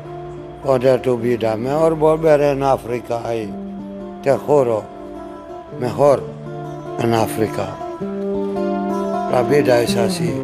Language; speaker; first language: Spanish; non-native, learner; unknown